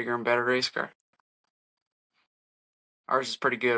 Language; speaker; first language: English; native; English